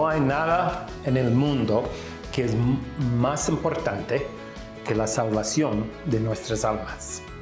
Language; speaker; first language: Spanish; non-native, fluent; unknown